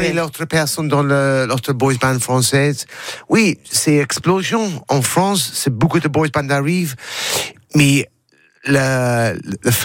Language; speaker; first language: French; non-native, learner; English